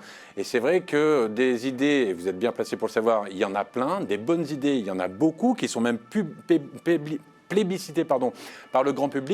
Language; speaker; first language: French; native; French